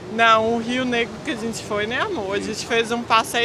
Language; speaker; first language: Portuguese; native; Portuguese